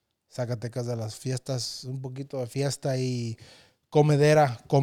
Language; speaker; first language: Spanish; early bilingual, heritage; Spanish